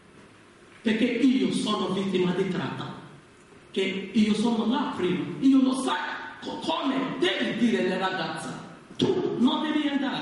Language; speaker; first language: Italian; non-native, learner; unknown